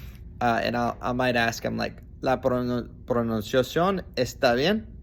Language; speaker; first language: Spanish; non-native, learner; English